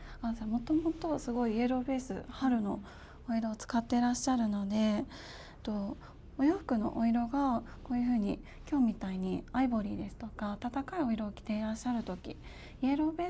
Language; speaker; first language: Japanese; native; Japanese